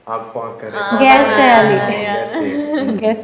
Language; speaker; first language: Telugu; non-native, learner; Hindi